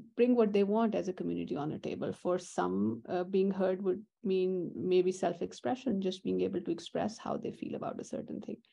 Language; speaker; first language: English; non-native, local second language; Urdu